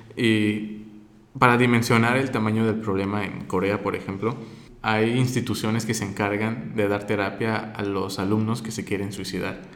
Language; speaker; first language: Spanish; native; Spanish